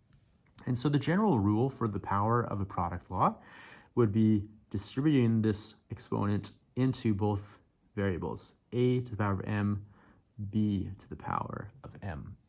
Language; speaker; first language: English; native; English